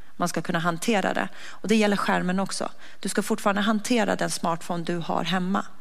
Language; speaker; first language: Swedish; native; Swedish